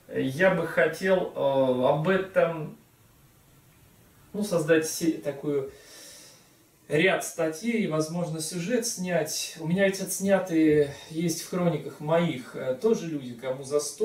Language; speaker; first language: Russian; native; Russian